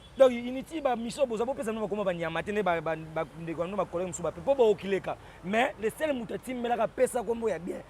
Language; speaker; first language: Lingala; native; Lingala